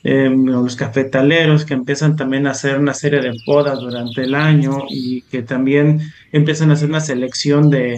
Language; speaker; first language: Spanish; native; Spanish